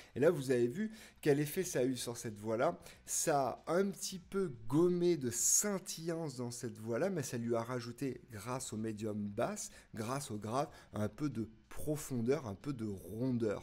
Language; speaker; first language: French; native; French